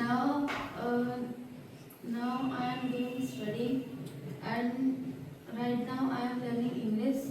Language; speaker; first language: English; non-native, learner; Hindi